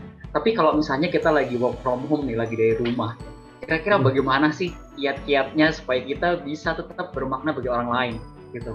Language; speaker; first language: Indonesian; native; Indonesian